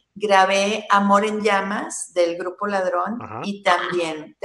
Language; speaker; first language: Spanish; native; Spanish